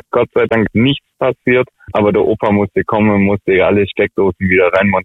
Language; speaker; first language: German; native; German